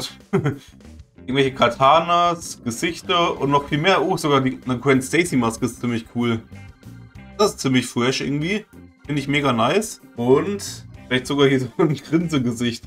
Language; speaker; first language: German; native; German